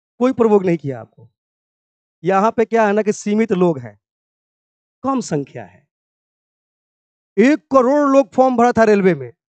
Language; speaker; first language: Hindi; native; Hindi